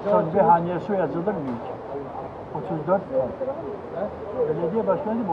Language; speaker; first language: Turkish; native; Turkish